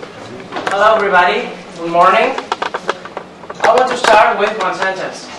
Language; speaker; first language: English; non-native, learner; Spanish